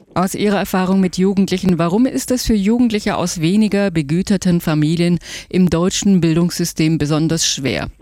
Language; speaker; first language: German; native; German